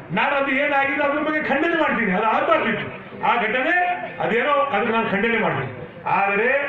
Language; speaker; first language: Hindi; non-native, local second language; Kannada